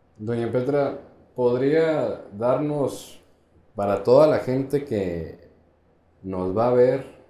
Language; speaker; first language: Spanish; native; Spanish